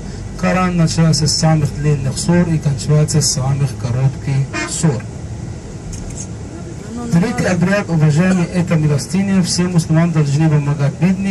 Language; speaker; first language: Russian; non-native, fluent; Arabic